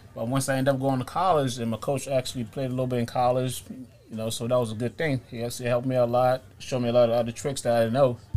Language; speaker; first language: English; early bilingual, other home language; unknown